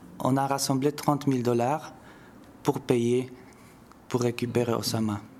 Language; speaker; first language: French; non-native, fluent; Polish